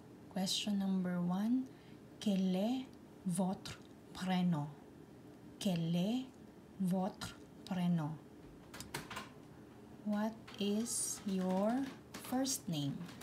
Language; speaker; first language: French; non-native, learner; Filipino